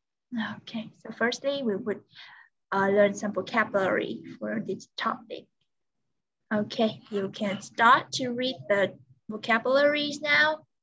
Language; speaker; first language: English; non-native, learner; Vietnamese